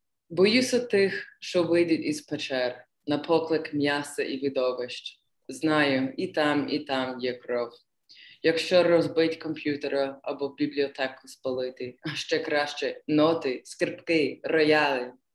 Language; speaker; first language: Ukrainian; non-native, fluent; English